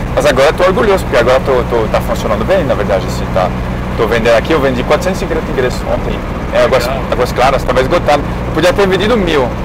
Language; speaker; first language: Portuguese; non-native, fluent; French